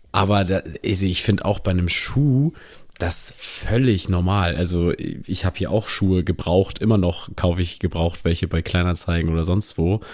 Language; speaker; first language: German; native; German